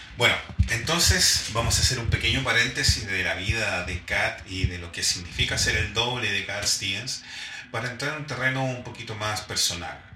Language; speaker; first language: Spanish; native; Spanish